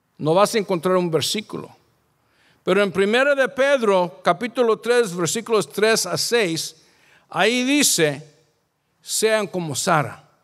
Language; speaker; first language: Spanish; early bilingual, heritage; Spanish